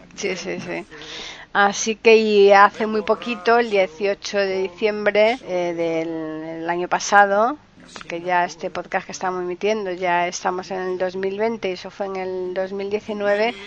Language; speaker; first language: Spanish; native; Spanish